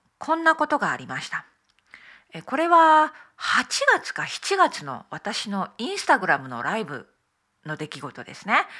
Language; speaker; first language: Japanese; native; Japanese